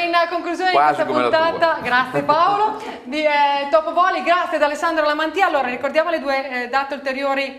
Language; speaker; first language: Italian; native; Italian